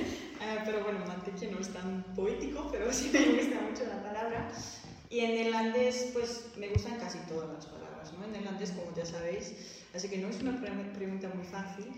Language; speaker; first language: Spanish; non-native, fluent; Dutch